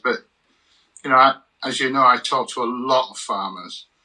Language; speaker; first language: English; native; English